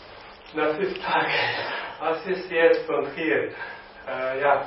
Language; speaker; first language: German; non-native, learner; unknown